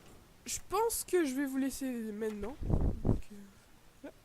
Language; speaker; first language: French; native; French